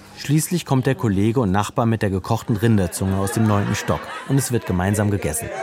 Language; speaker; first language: German; native; German